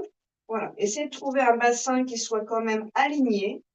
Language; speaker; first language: French; native; French